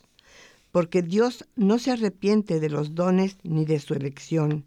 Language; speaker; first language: Spanish; native; Spanish